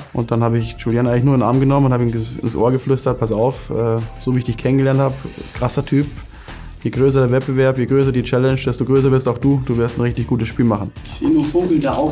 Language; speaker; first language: German; native; German